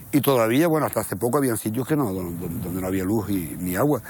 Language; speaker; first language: Spanish; native; Spanish